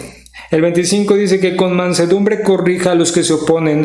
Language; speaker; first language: Spanish; native; Spanish